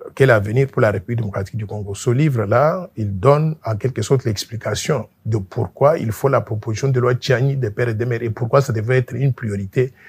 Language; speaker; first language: French; non-native, local second language; Luba-Lulua